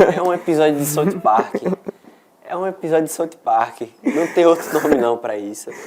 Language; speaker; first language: Portuguese; native; Portuguese